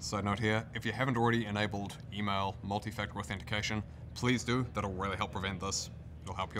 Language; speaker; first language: English; native; English